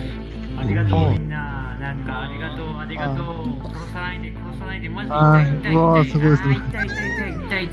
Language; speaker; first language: Japanese; non-native, learner; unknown